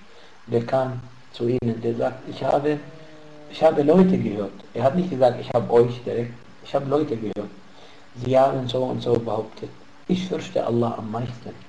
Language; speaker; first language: German; non-native, fluent; Arabic